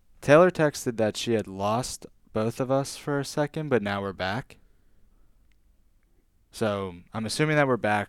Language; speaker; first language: English; native; English